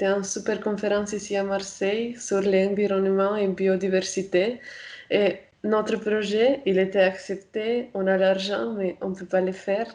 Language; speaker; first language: French; non-native, fluent; Romanian